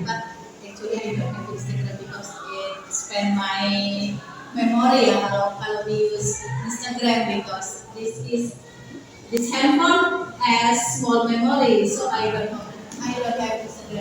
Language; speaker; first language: English; non-native, learner; Indonesian